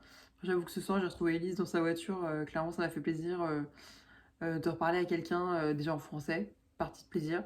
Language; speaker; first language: French; native; French